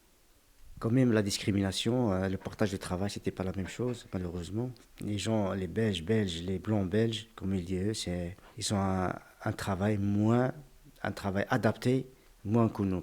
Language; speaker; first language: French; non-native, fluent; Arabic